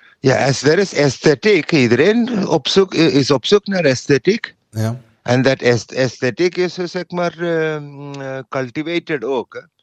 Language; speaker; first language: Dutch; non-native, learner; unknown